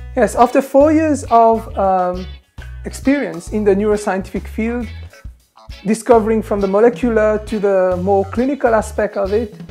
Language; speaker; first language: English; non-native, local second language; Morisyen